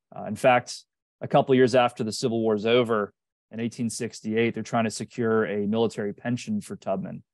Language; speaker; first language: English; native; English